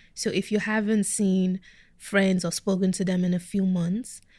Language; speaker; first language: English; non-native, local second language; Yoruba